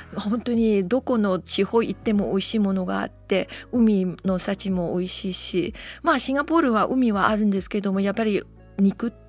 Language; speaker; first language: Japanese; non-native, fluent; Chinese